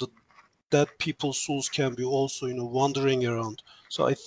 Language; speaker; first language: English; non-native, fluent; Turkish